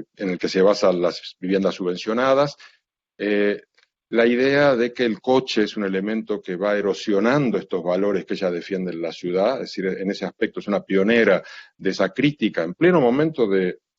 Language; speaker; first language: Spanish; native; Spanish